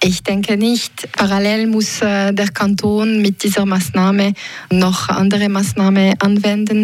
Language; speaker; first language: German; non-native, local second language; French